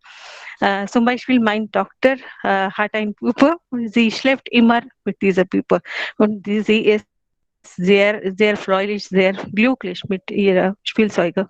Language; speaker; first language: German; non-native, learner; Hindi